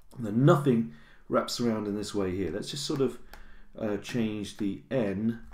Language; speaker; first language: English; native; English